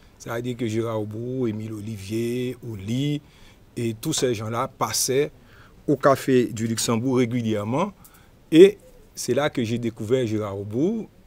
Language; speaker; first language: French; non-native, local second language; Haitian Creole